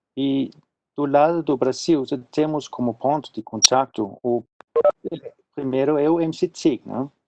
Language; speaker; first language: Portuguese; non-native, fluent; Swedish